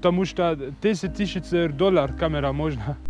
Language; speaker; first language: Russian; non-native, learner; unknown